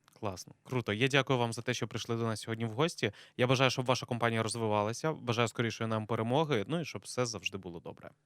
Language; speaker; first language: Ukrainian; native; Ukrainian